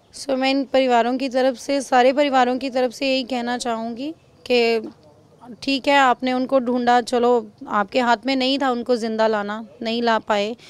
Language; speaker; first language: Hindi; non-native, local second language; Punjabi